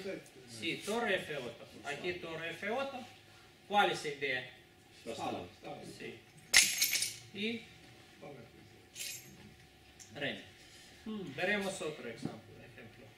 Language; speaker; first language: Italian; non-native, learner; Spanish